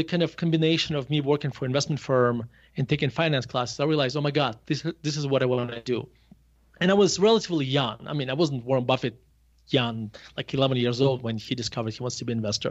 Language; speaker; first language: English; non-native, fluent; Russian